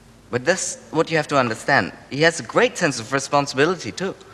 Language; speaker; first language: English; non-native, fluent; German